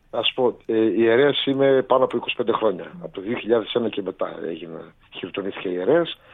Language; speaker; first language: Greek; native; Greek